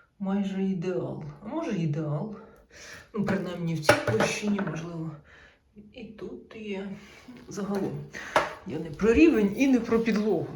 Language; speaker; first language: Ukrainian; non-native, local second language; Russian